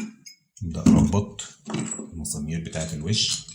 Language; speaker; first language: Arabic; native; Arabic